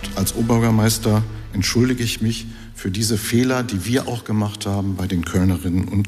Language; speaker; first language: German; native; German